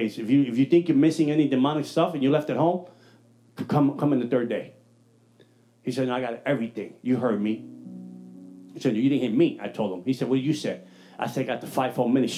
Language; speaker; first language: English; native; English